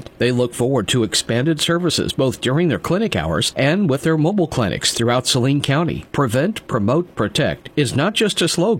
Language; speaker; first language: English; native; English